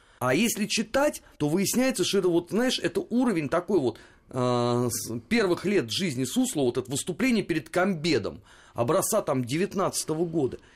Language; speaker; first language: Russian; native; Russian